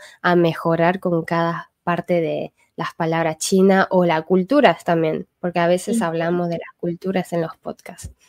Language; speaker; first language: Spanish; non-native, fluent; Chinese